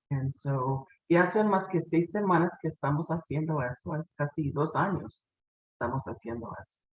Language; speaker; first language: Spanish; non-native, fluent; English